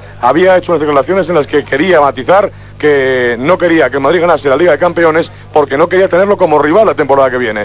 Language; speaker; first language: Spanish; native; Spanish